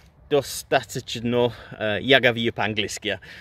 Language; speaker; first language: Russian; non-native, learner; English